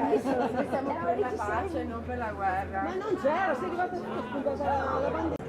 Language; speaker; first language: Italian; native; Italian